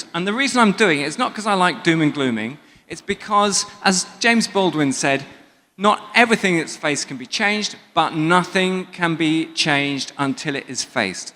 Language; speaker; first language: English; native; English